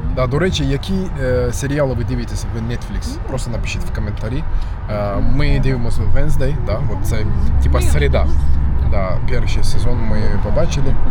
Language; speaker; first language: Ukrainian; non-native, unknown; Turkish